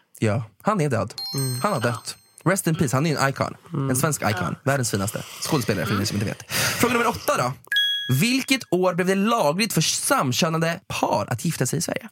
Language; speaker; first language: Swedish; native; Swedish